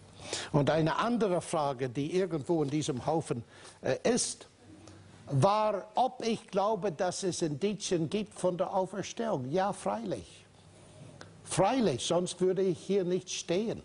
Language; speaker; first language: German; non-native, fluent; English